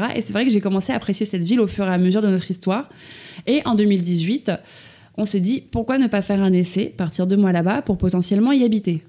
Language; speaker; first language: French; native; French